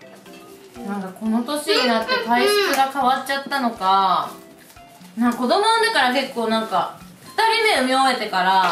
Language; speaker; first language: Japanese; native; Japanese